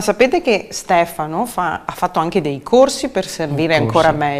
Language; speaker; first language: Italian; native; Italian